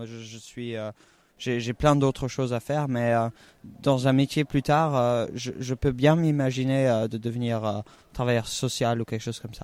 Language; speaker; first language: French; non-native, fluent; German